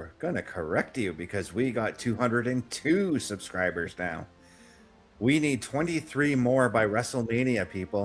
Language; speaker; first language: English; native; English